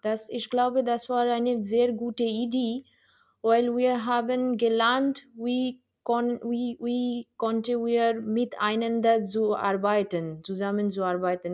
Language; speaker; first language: German; non-native, learner; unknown